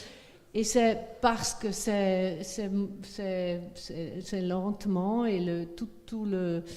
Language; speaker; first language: French; non-native, fluent; Swiss German